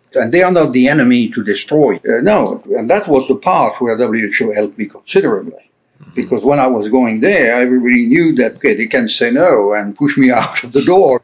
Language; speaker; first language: English; non-native, fluent; French